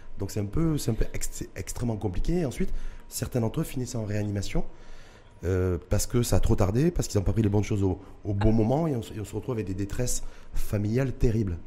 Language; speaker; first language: French; non-native, local second language; Arabic